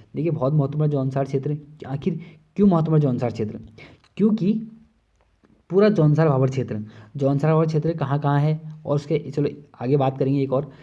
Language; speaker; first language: Hindi; native; Hindi